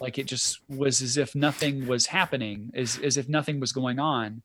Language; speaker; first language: English; native; English